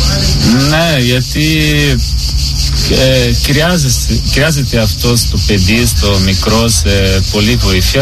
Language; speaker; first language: Greek; non-native, learner; Portuguese